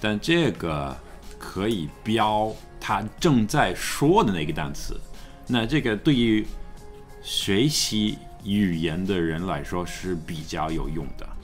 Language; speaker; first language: Chinese; non-native, fluent; English